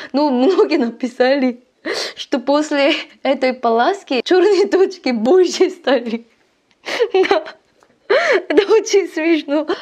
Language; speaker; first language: Russian; non-native, learner; Korean